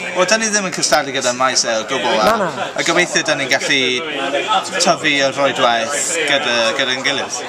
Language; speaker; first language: Welsh; non-native, local second language; English